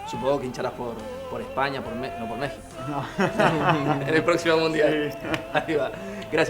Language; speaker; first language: Spanish; native; Spanish